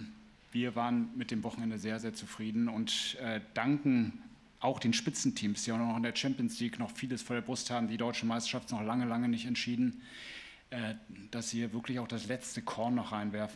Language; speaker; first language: German; native; German